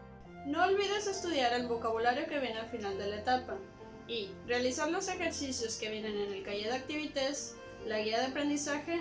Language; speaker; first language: Spanish; native; Spanish